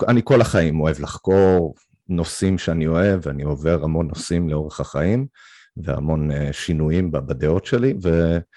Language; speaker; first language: Hebrew; native; Hebrew